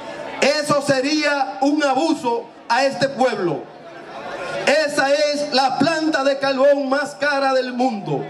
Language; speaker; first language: Spanish; native; Spanish